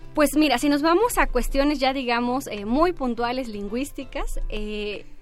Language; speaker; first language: Spanish; native; Spanish